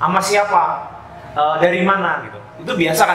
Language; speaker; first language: Indonesian; native; Indonesian